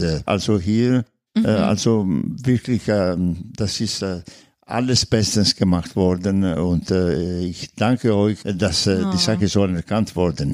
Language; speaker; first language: German; non-native, fluent; Italian